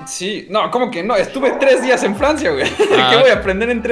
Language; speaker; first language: Spanish; native; Spanish